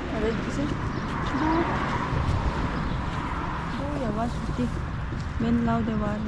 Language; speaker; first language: Turkish; non-native, learner; Lao